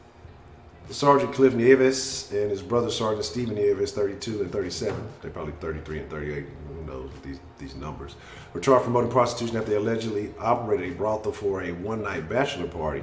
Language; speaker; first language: English; native; English